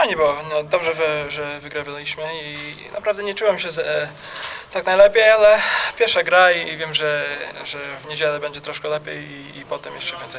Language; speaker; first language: Polish; early bilingual, heritage; Polish